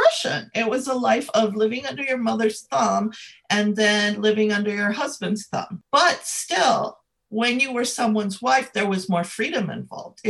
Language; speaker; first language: English; native; English